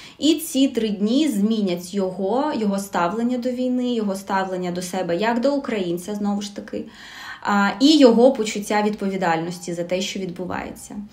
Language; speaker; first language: Ukrainian; non-native, local second language; Russian